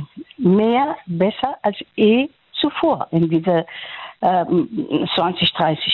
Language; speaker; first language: German; non-native, fluent; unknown